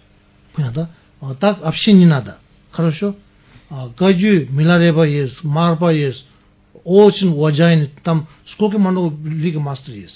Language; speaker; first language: Russian; non-native, learner; Tibetan